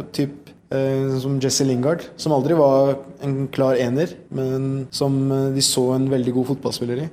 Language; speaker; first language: Norwegian; early bilingual, other home language; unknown